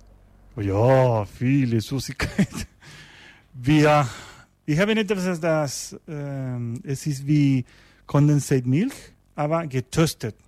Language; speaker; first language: German; non-native, learner; Spanish